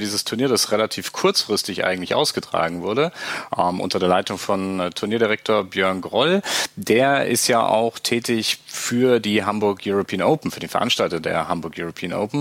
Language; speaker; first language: German; native; German